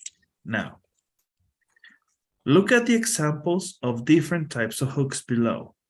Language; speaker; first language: English; non-native, fluent; Spanish